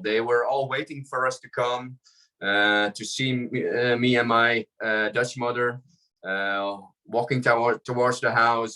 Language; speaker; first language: English; non-native, fluent; Dutch